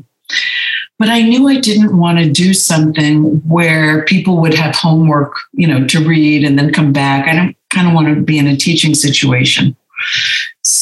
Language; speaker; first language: English; native; English